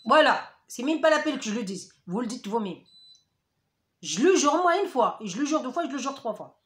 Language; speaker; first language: French; non-native, learner; Arabic